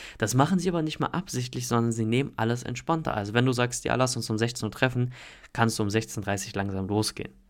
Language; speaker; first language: German; native; German